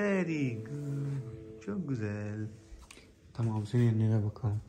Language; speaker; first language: Turkish; non-native, learner; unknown